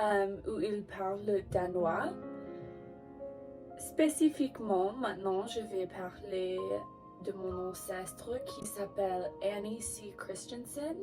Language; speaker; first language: French; non-native, learner; English